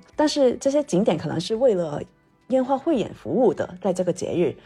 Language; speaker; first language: Chinese; non-native, local second language; Cantonese